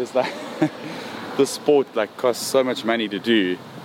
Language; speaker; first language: English; native; English